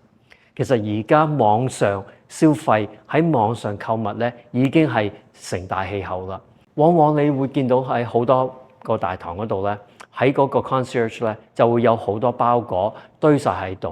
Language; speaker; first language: Cantonese; native; Cantonese